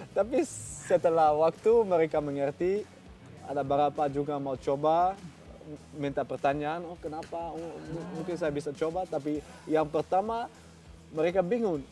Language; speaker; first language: Indonesian; non-native, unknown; Dutch